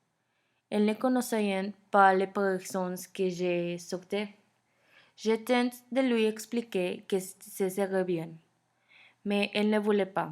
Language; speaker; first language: French; non-native, learner; Spanish